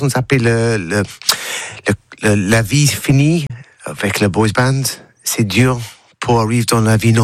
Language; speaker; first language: French; non-native, learner; English